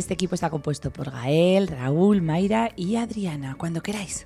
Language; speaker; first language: Spanish; native; Spanish